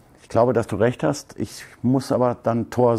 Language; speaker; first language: German; native; German